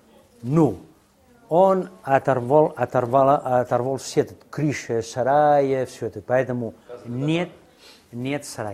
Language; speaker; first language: Russian; non-native, fluent; Spanish